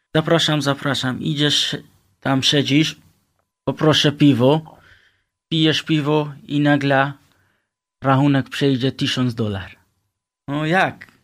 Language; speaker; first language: Polish; non-native, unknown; Kurdish